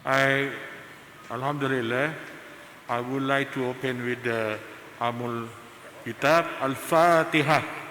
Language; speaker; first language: English; non-native, learner; Thai